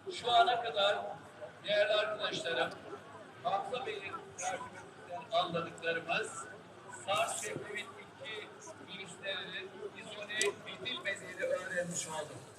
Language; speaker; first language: Turkish; native; Turkish